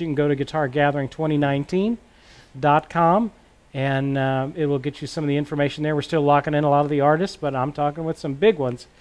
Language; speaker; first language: English; native; English